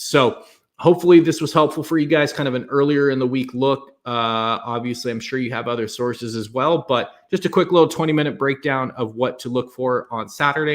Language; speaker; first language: English; native; English